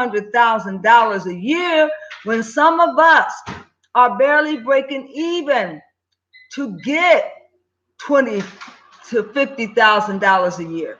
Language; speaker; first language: English; native; English